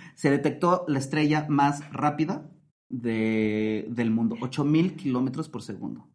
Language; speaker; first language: Spanish; native; Spanish